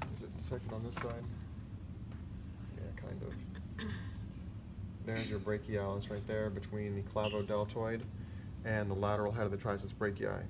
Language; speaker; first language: English; native; English